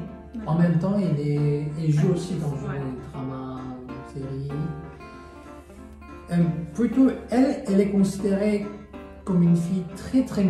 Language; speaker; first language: French; non-native, fluent; Korean